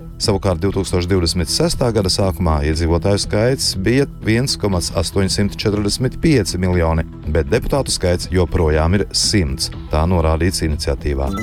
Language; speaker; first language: Latvian; native; Latvian